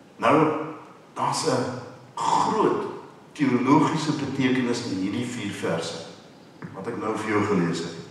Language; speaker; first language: Afrikaans; non-native, local second language; English